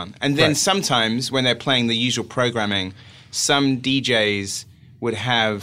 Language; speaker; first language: English; native; English